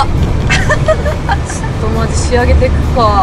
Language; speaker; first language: Japanese; native; Japanese